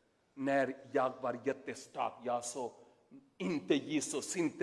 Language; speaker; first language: Swedish; non-native, learner; Urdu